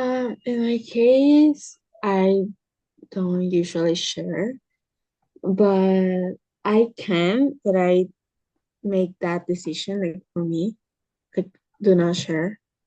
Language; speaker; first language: English; early bilingual, other home language; Spanish